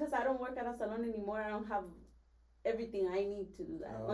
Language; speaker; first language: English; non-native, fluent; Spanish